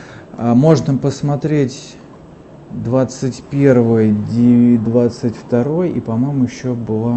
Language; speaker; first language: Russian; native; Russian